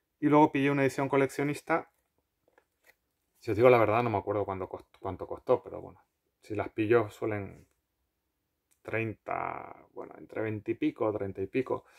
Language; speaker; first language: Spanish; native; Spanish